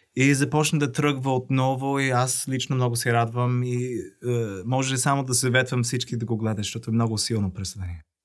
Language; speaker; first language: Bulgarian; non-native, fluent; English